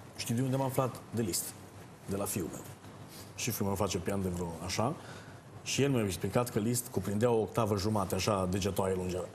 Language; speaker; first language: Romanian; native; Romanian